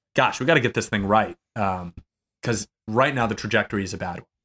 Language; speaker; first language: English; native; English